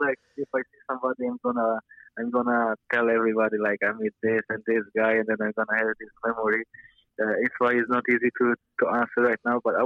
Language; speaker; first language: English; non-native, fluent; Polish